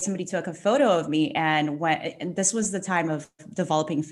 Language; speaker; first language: English; non-native, local second language; Filipino